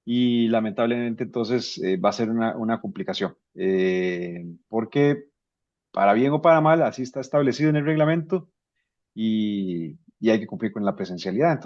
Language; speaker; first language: Spanish; native; Spanish